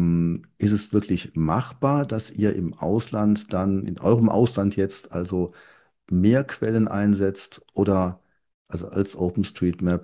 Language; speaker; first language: German; native; German